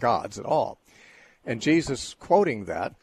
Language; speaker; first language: English; native; English